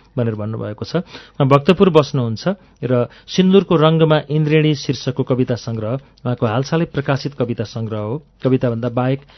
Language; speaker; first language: Nepali; native; Nepali